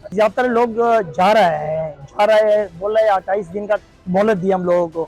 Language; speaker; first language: Hindi; non-native, local second language; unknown